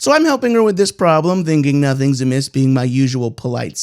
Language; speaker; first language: English; native; English